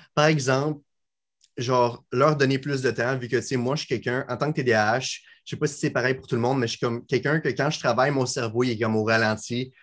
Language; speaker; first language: French; native; French